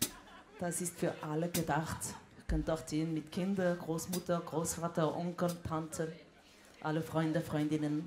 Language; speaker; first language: German; non-native, local second language; French